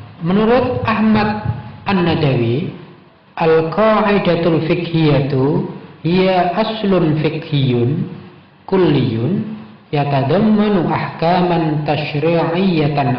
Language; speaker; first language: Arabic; non-native, fluent; Indonesian